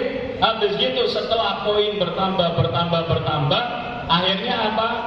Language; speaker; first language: Indonesian; native; Indonesian